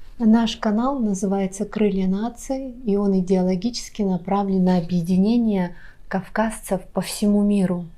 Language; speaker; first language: Russian; native; Russian